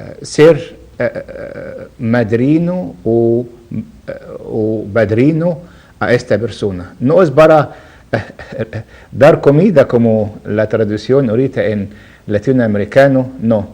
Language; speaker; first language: Spanish; non-native, learner; Arabic